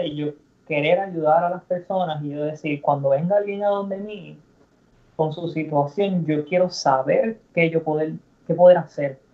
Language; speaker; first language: Spanish; native; Spanish